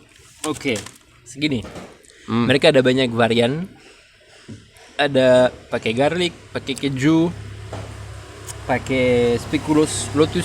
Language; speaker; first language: Indonesian; non-native, fluent; French